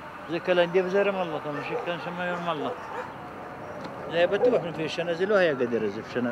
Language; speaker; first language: Hebrew; non-native, local second language; Arabic